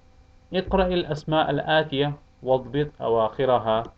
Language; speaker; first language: Arabic; non-native, fluent; English